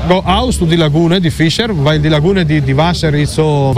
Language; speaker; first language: German; non-native, learner; Italian